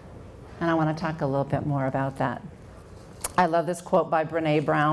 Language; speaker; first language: English; native; English